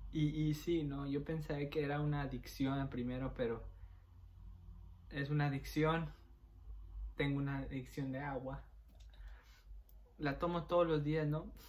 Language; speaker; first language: Spanish; early bilingual, heritage; Spanish